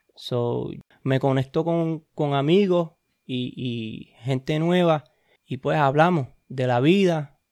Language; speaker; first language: Spanish; early bilingual, heritage; Spanish